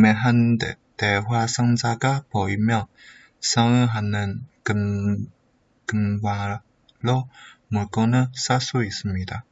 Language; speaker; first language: Korean; non-native, learner; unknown